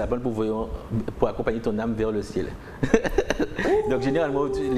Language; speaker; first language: French; native; French